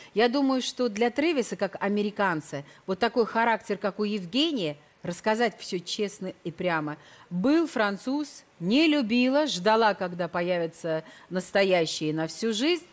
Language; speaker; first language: Russian; native; Russian